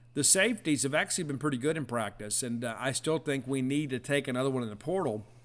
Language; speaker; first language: English; native; English